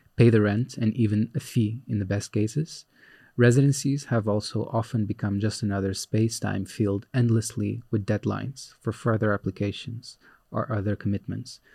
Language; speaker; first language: English; non-native, fluent; Portuguese